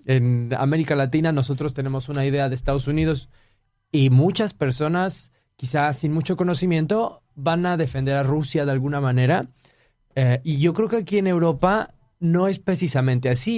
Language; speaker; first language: Spanish; native; Spanish